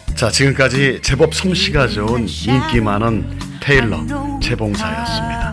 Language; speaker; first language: Korean; native; Korean